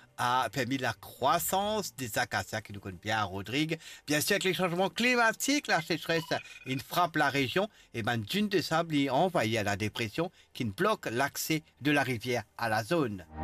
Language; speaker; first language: French; non-native, local second language; Morisyen